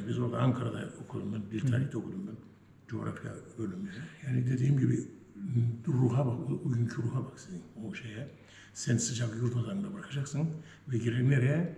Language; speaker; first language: Turkish; native; Turkish